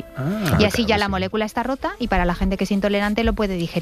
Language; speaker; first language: Spanish; native; Spanish